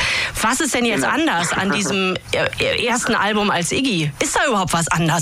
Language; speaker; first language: German; native; German